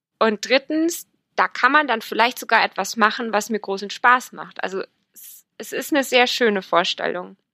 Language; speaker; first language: German; native; German